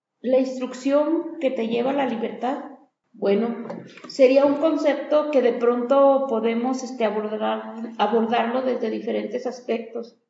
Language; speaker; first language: Spanish; native; Spanish